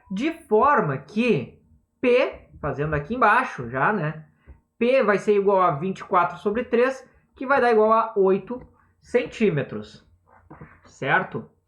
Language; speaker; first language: Portuguese; native; Portuguese